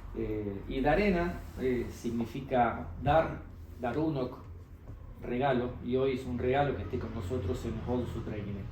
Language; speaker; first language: Spanish; native; Spanish